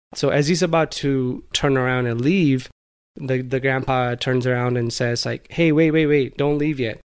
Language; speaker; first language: English; non-native, local second language; Gujarati